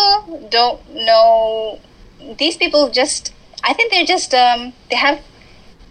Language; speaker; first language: English; early bilingual, other home language; Malay